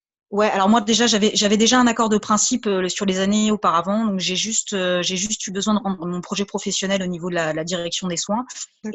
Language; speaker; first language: French; native; French